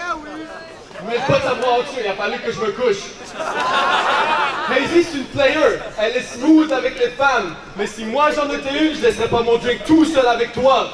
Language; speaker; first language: French; native; French